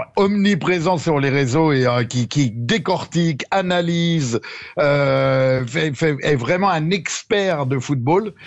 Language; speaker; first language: French; native; French